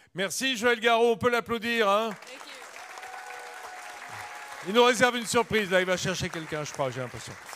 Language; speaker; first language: French; native; French